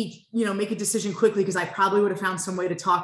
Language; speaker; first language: English; native; English